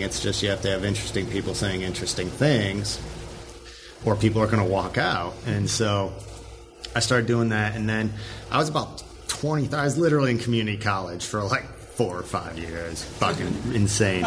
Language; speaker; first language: English; native; English